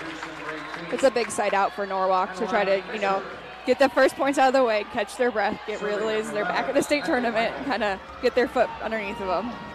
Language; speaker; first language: English; native; English